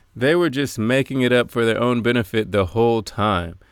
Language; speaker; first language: English; native; English